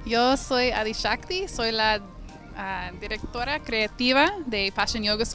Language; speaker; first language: Spanish; non-native, fluent; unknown